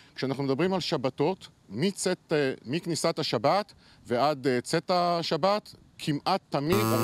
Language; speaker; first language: Hebrew; native; Hebrew